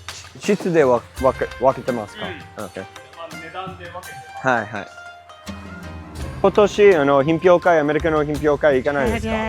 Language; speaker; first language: Japanese; non-native, fluent; English